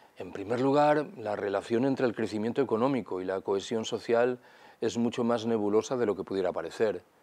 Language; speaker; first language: Spanish; native; Spanish